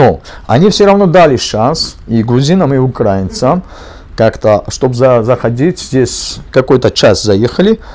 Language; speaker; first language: Russian; non-native, local second language; Georgian